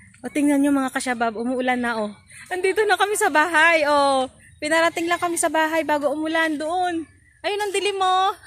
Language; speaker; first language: Filipino; non-native, local second language; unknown